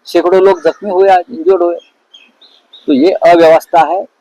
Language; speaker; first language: Hindi; non-native, local second language; Marathi